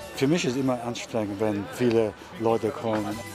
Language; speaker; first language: German; early bilingual, heritage; German